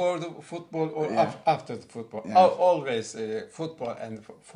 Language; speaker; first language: English; non-native, learner; Turkish